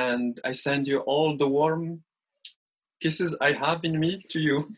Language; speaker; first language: English; non-native, fluent; Arabic